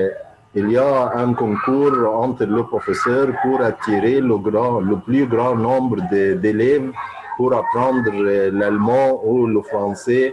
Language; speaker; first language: French; non-native, fluent; Arabic